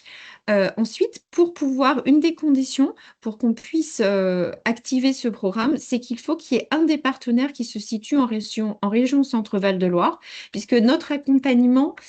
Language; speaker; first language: French; native; French